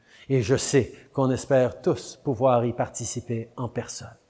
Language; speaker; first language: French; early bilingual, other home language; English